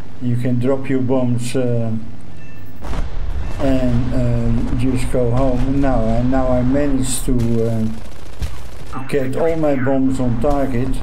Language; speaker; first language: English; non-native, fluent; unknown